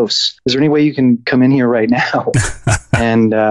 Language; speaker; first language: English; native; English